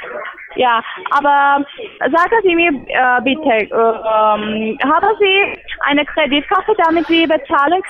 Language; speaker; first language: German; non-native, learner; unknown